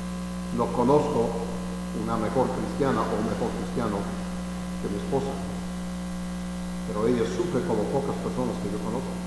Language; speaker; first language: Spanish; non-native, fluent; English